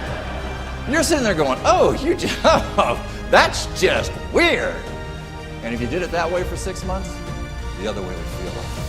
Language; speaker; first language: English; native; English